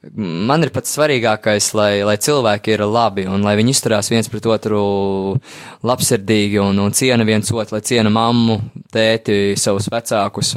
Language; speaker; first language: Latvian; native; Latvian